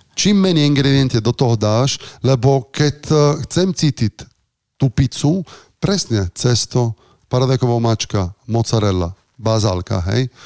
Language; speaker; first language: Slovak; non-native, fluent; Italian